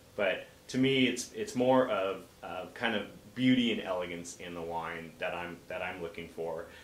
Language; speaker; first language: English; native; English